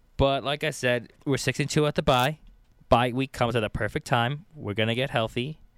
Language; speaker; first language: English; native; English